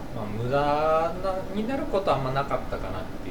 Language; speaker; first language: Japanese; native; Japanese